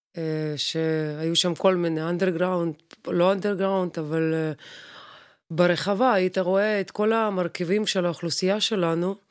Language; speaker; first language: Hebrew; non-native, fluent; Russian